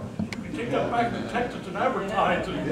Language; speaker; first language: English; native; English